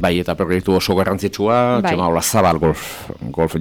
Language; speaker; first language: Basque; native; Basque